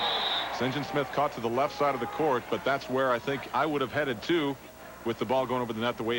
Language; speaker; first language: English; native; English